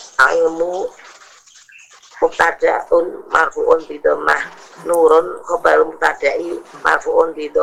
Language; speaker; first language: Arabic; non-native, learner; Indonesian